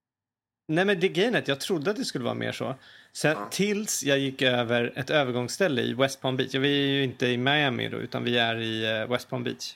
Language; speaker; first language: Swedish; native; Swedish